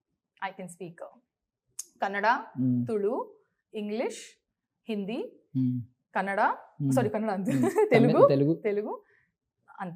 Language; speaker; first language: Telugu; non-native, learner; Kannada